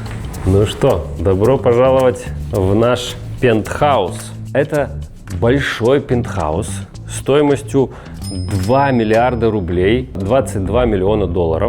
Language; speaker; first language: Russian; native; Russian